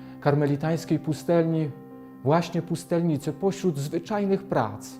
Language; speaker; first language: Polish; native; Polish